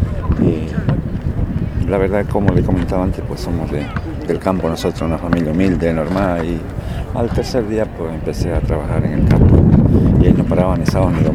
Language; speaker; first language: Spanish; native; Spanish